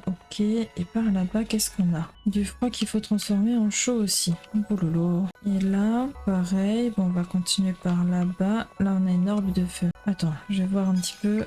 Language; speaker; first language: French; native; French